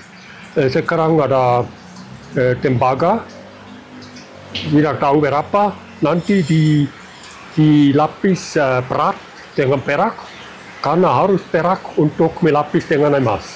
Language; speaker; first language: Indonesian; non-native, learner; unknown